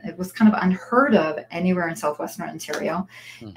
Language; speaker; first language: English; native; English